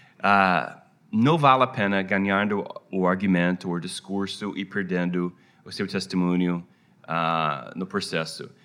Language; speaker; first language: Portuguese; non-native, fluent; English